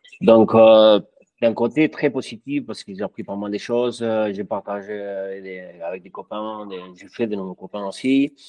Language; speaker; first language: French; non-native, fluent; Spanish